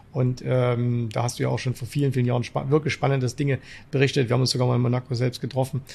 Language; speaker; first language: German; native; German